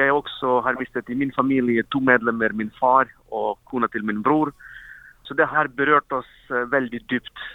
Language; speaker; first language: Norwegian; non-native, fluent; Ukrainian